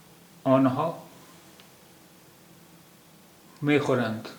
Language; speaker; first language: Persian; non-native, fluent; Urdu